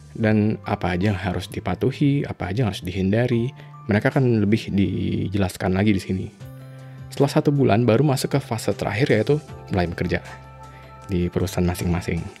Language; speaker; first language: Indonesian; native; Indonesian